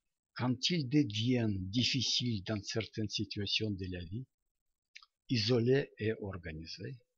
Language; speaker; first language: French; non-native, learner; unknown